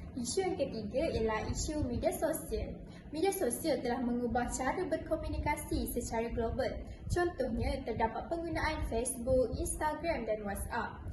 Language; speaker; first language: Malay; native; Malay